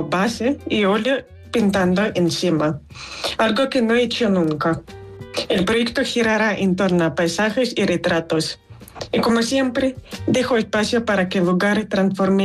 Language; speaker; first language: Spanish; native; Spanish